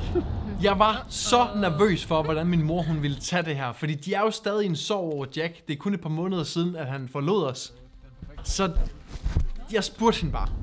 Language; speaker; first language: Danish; native; Danish